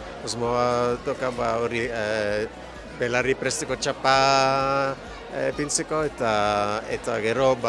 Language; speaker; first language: Basque; non-native, learner; Dutch